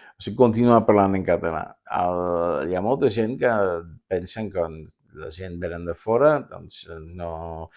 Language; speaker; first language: Catalan; non-native, fluent; Dutch